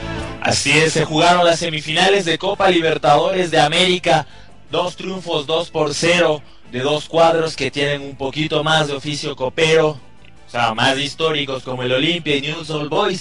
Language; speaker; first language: Spanish; native; Spanish